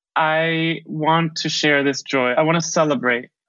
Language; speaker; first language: English; early bilingual, other home language; Spanish